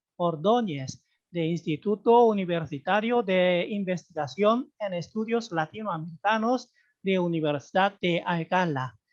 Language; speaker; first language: Spanish; non-native, fluent; Korean